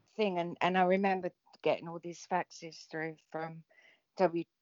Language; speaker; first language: English; native; English